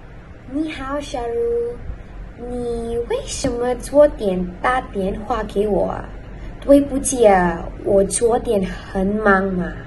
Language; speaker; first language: Chinese; non-native, learner; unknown